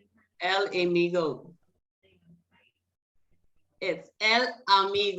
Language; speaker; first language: Spanish; non-native, fluent; English